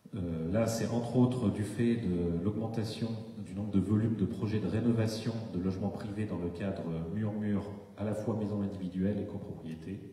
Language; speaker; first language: French; native; French